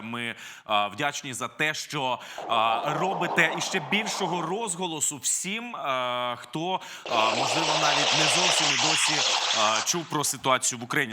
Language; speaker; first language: Ukrainian; native; Ukrainian